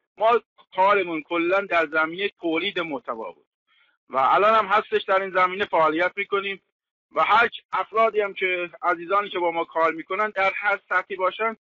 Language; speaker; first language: Persian; non-native, local second language; Azerbaijani